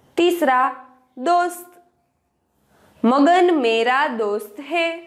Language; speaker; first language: Hindi; non-native, local second language; Gujarati